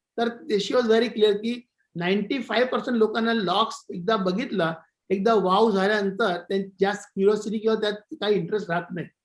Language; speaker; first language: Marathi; non-native, local second language; Gujarati